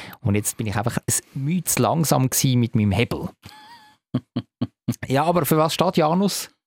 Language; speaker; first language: German; native; German